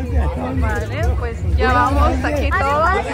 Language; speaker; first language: Spanish; native; Spanish